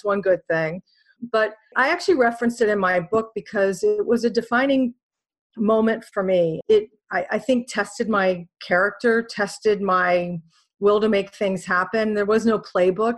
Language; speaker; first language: English; native; English